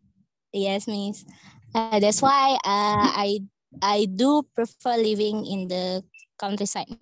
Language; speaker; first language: English; non-native, fluent; Indonesian